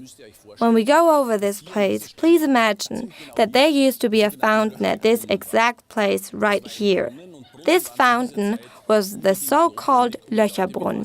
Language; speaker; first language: English; non-native, fluent; German